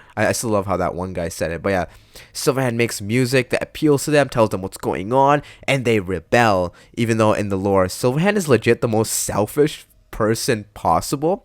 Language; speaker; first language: English; native; English